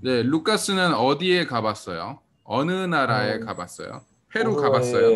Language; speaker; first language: Korean; early bilingual, heritage; Korean